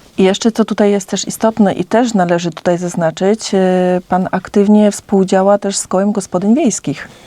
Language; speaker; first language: Polish; native; Polish